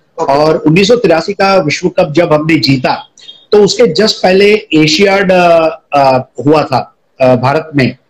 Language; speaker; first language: Hindi; non-native, local second language; Gujarati